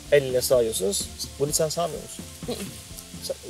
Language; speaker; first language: Turkish; native; Turkish